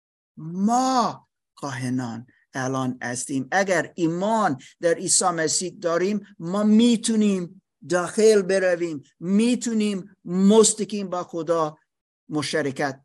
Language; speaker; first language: Persian; non-native, learner; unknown